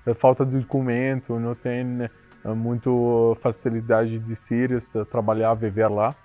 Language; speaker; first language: Portuguese; non-native, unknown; Arabic